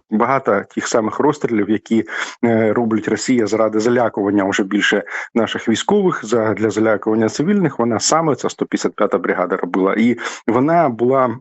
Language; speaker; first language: Ukrainian; native; Ukrainian